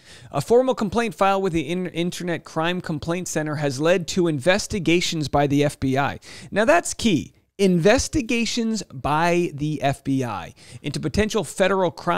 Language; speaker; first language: English; native; English